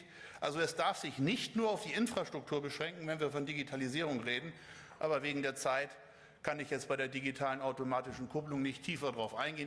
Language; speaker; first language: German; native; German